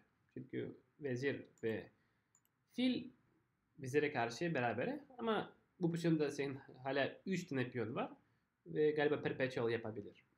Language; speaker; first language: Turkish; non-native, fluent; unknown